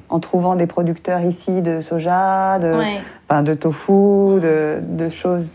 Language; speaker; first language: French; native; French